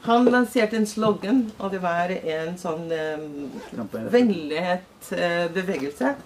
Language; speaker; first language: Norwegian; non-native, fluent; Portuguese